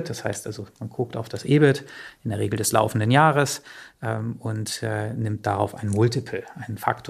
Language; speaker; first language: German; native; German